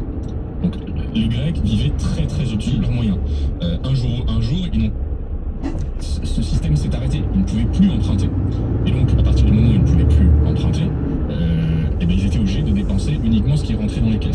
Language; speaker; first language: French; native; French